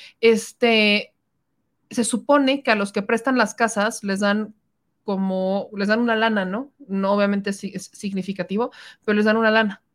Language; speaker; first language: Spanish; native; Spanish